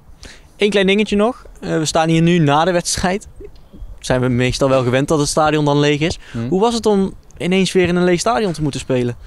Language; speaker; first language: Dutch; native; Dutch